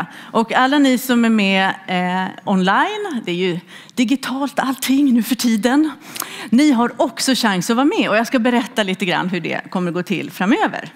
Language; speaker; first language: Swedish; native; Swedish